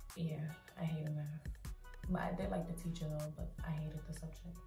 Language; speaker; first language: English; native; English